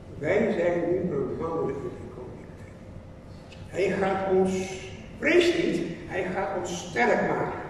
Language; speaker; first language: Dutch; non-native, fluent; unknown